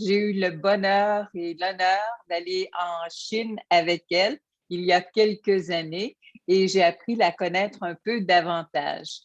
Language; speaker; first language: French; native; French